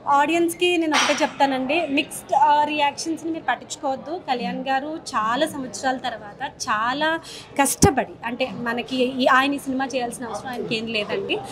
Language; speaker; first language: Telugu; non-native, local second language; Marathi